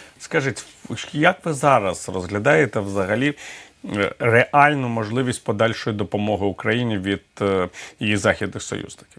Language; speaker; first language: Ukrainian; native; Ukrainian